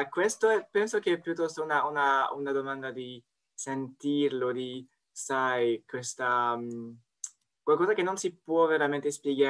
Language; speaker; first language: Italian; non-native, fluent; French